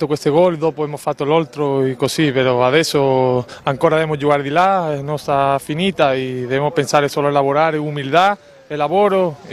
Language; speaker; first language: Italian; non-native, learner; Spanish